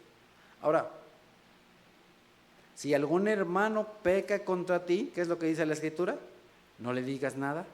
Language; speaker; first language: Spanish; native; Spanish